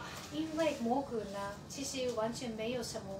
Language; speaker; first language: Chinese; non-native, fluent; Japanese